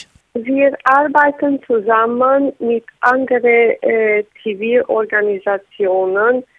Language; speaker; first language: German; non-native, fluent; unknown